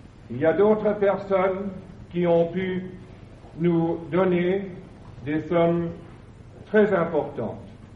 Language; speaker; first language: French; non-native, fluent; English